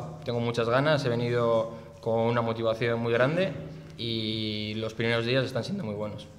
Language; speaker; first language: Spanish; native; Spanish